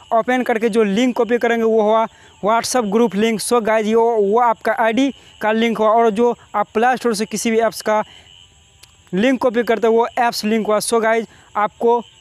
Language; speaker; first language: Hindi; native; Hindi